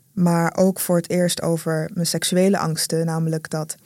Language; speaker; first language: Dutch; native; Dutch